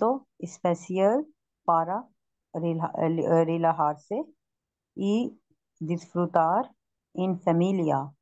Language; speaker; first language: Spanish; non-native, learner; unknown